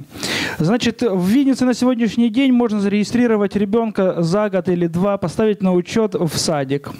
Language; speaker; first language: Russian; non-native, local second language; Ukrainian